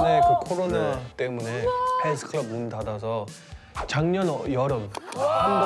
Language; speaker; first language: Korean; early bilingual, heritage; Korean